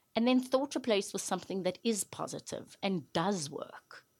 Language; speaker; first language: English; native; English